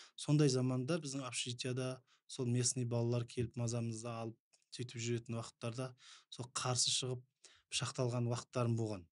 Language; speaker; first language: Kazakh; native; Kazakh